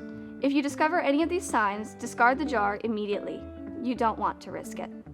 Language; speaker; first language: English; native; English